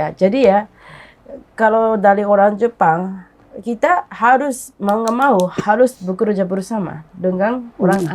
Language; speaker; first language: Indonesian; non-native, fluent; Japanese